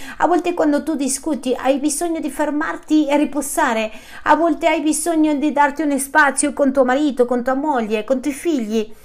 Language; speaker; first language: Italian; non-native, fluent; Spanish